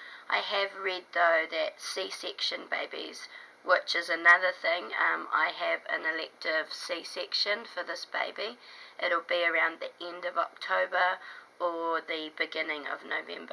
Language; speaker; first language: English; native; English